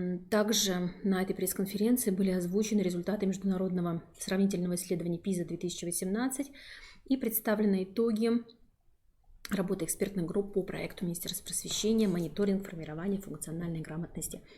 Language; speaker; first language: Russian; native; Russian